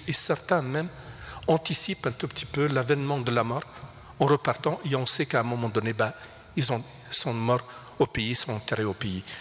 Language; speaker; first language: French; non-native, local second language; Arabic